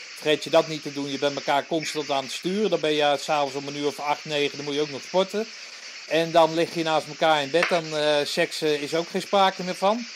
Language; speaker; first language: Dutch; native; Dutch